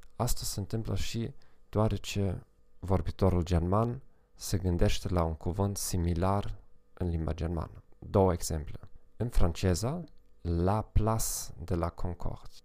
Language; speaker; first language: Romanian; non-native, fluent; German